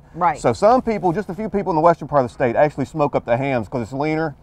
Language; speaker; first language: English; native; English